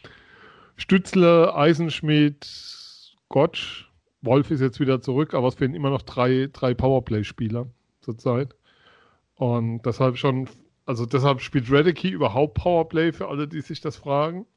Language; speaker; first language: German; native; German